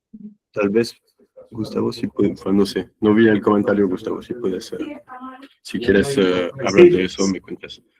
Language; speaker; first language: Spanish; non-native, fluent; French